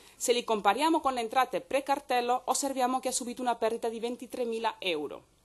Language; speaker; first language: Italian; non-native, fluent; Spanish